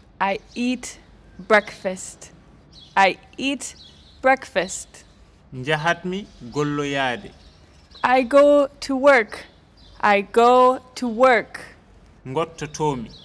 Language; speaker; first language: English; non-native, learner; Fula